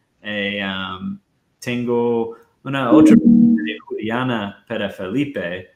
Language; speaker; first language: Spanish; non-native, fluent; Portuguese